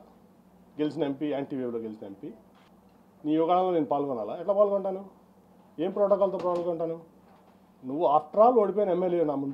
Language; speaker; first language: Telugu; native; Telugu